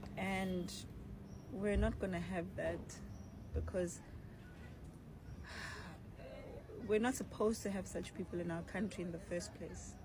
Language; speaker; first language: English; non-native, local second language; Zulu